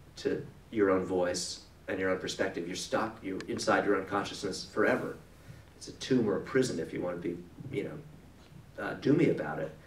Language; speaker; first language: English; native; English